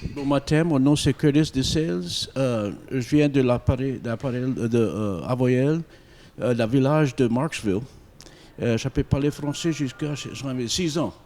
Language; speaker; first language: French; native; French